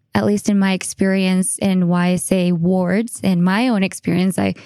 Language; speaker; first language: English; non-native, fluent; Spanish